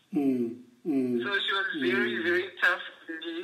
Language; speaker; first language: English; non-native, local second language; Xhosa